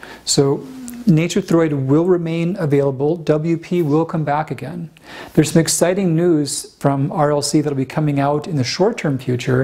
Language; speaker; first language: English; native; English